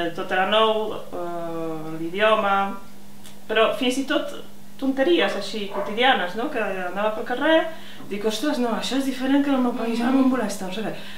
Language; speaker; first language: Catalan; non-native, fluent; Polish